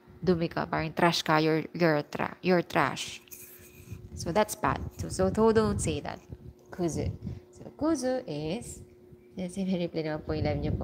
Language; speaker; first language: English; non-native, local second language; Filipino